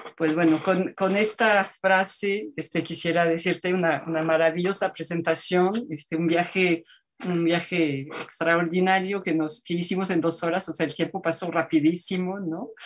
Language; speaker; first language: Spanish; native; Spanish